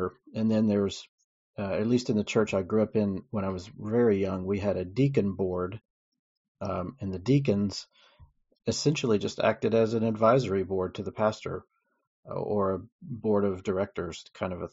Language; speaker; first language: English; native; English